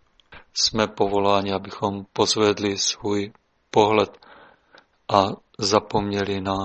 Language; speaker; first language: Czech; native; Czech